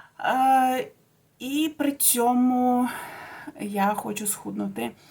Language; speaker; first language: Ukrainian; non-native, local second language; Russian